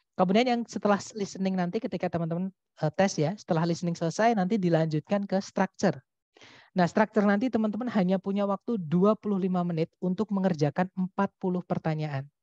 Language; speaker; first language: Indonesian; non-native, local second language; Javanese